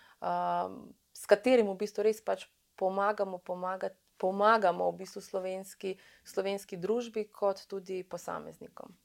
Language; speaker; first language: Slovenian; early bilingual, other home language; Serbian